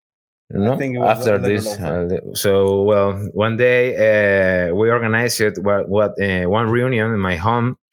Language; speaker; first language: English; non-native, learner; Spanish